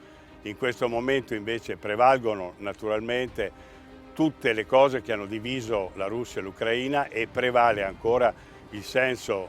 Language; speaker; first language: Italian; native; Italian